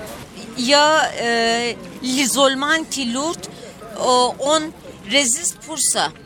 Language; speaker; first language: French; non-native, learner; Turkish